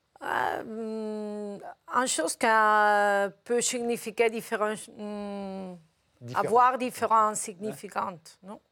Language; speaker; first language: French; non-native, learner; Spanish